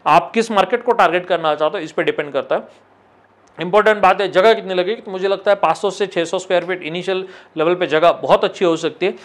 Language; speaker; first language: Hindi; non-native, local second language; Marathi